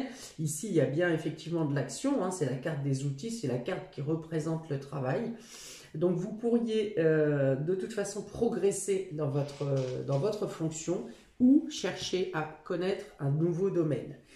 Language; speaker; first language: French; native; French